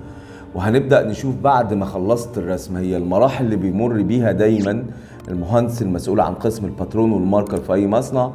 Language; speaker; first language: Arabic; native; Arabic